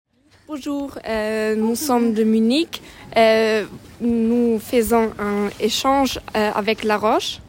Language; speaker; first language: French; non-native, learner; German